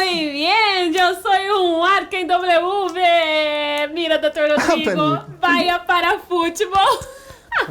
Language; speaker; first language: Spanish; non-native, fluent; Portuguese